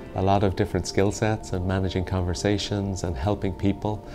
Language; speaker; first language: English; native; English